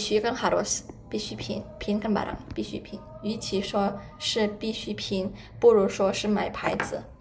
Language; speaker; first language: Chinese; non-native, fluent; Indonesian